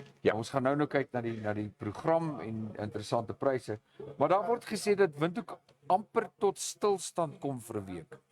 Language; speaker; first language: Afrikaans; native; Afrikaans